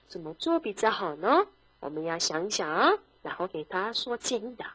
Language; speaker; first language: Chinese; non-native, fluent; Korean